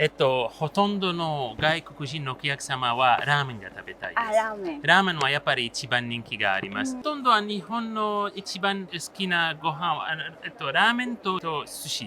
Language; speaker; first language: Japanese; non-native, learner; Arabic